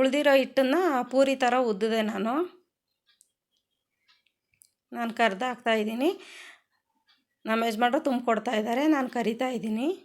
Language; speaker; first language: Kannada; native; Kannada